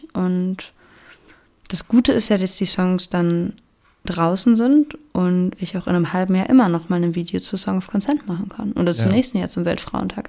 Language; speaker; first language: German; native; German